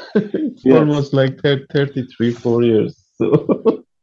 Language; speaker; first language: English; non-native, fluent; Persian